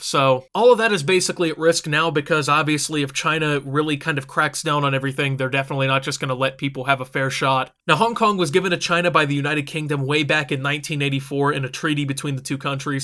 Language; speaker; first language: English; native; English